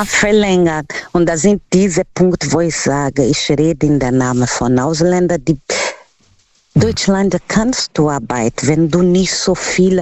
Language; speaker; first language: German; non-native, learner; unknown